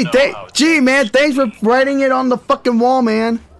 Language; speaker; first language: English; native; English